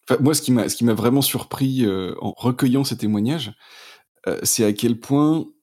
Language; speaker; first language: French; native; French